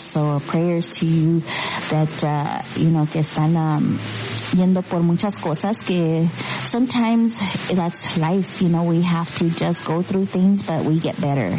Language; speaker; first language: English; early bilingual, other home language; Spanish